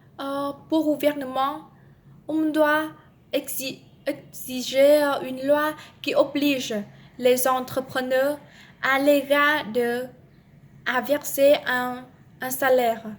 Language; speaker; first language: French; non-native, learner; Vietnamese